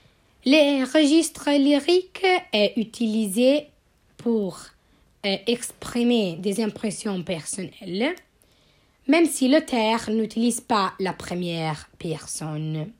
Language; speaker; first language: French; non-native, learner; Italian